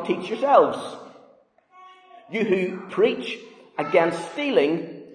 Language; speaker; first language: English; native; English